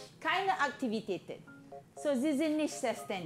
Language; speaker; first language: German; non-native, fluent; Malay